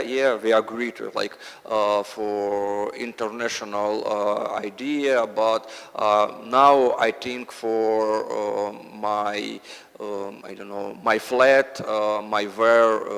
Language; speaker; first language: English; non-native, learner; Russian